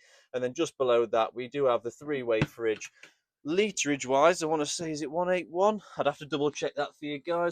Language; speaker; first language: English; native; English